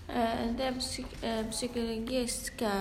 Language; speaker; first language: Norwegian; non-native, local second language; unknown